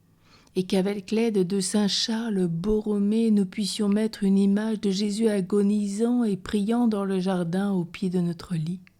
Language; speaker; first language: French; native; French